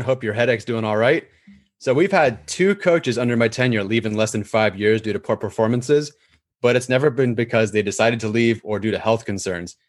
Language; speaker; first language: English; native; English